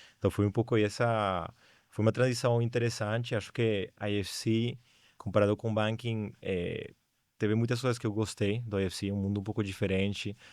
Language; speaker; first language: Portuguese; non-native, fluent; Spanish